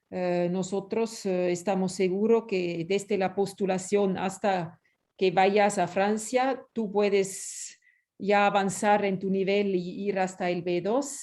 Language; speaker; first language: Spanish; non-native, fluent; French